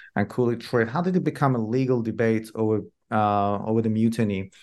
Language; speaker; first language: English; non-native, fluent; Persian